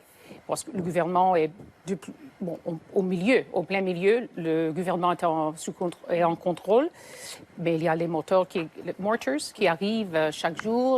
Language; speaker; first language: French; native; French